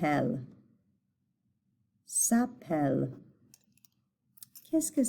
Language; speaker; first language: French; non-native, fluent; English